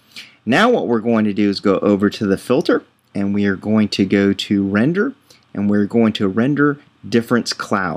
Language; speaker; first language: English; native; English